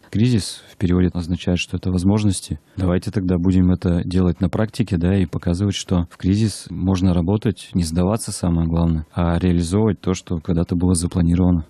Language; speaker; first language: Russian; native; Russian